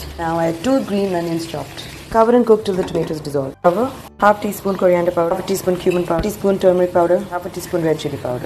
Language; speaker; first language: English; non-native, local second language; Urdu